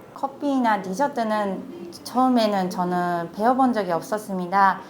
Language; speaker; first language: Korean; non-native, fluent; Japanese